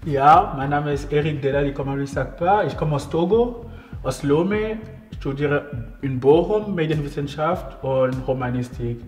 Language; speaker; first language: German; non-native, fluent; Ewe